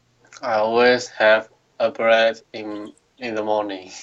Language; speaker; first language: English; non-native, learner; Chinese